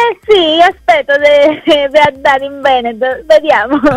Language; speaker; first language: Italian; non-native, fluent; Spanish